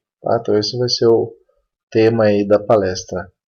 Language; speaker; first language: Portuguese; native; Portuguese